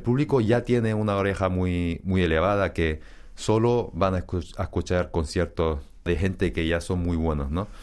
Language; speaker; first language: Spanish; early bilingual, other home language; Korean